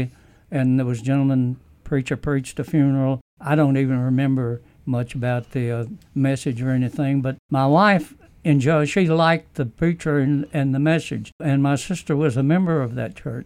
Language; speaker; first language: English; native; English